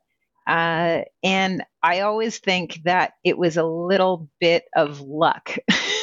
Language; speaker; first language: English; native; English